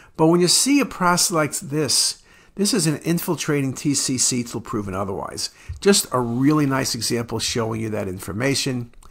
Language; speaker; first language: English; native; English